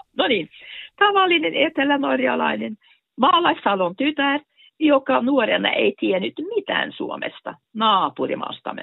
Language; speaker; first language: Finnish; non-native, fluent; Norwegian